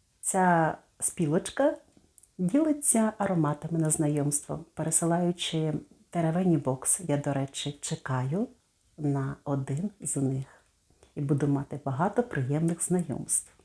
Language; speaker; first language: Ukrainian; native; Ukrainian